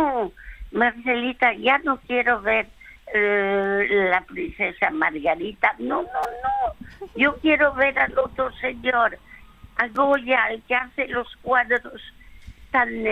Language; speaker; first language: Spanish; early bilingual, other home language; French